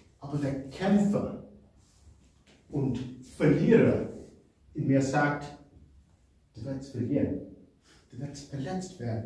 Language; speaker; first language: German; non-native, fluent; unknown